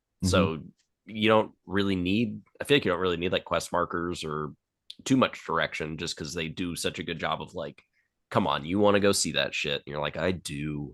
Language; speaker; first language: English; native; English